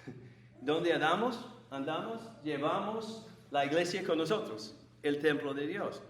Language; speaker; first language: Spanish; non-native, fluent; English